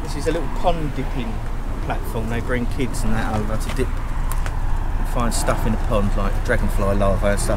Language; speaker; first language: English; native; English